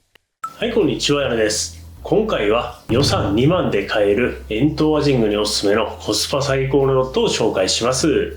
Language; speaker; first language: Japanese; native; Japanese